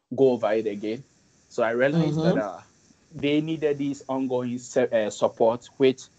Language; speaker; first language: English; non-native, local second language; Akan